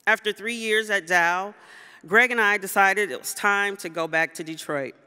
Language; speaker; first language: English; native; English